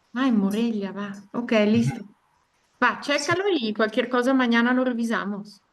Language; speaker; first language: Spanish; native; Spanish